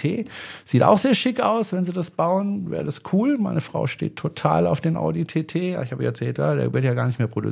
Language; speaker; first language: German; native; German